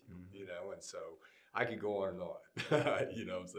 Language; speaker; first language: English; native; English